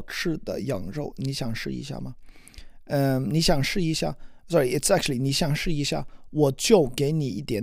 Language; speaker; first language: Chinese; non-native, learner; English